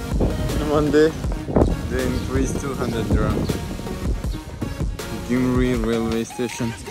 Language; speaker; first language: English; non-native, local second language; Bangla